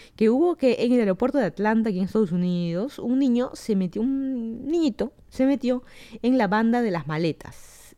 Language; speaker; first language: Spanish; native; Spanish